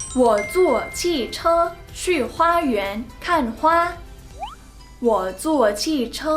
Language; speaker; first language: Chinese; non-native, fluent; Thai